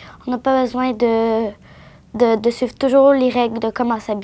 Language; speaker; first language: French; early bilingual, other home language; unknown